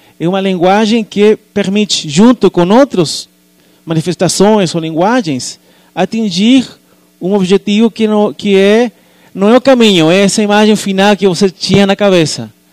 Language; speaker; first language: Portuguese; non-native, fluent; Spanish